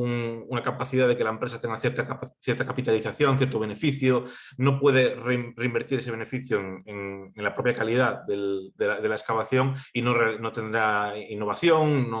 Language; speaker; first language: Spanish; native; Spanish